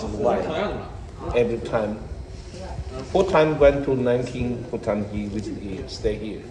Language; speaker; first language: English; non-native, learner; Chinese